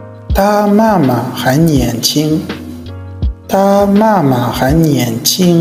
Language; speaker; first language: Chinese; non-native, fluent; French